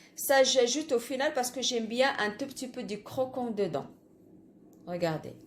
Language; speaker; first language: French; non-native, local second language; Arabic